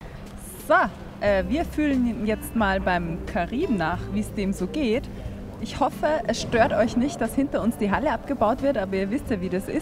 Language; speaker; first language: German; native; German